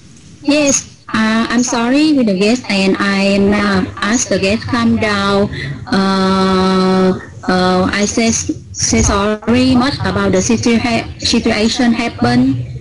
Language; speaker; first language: English; non-native, learner; Vietnamese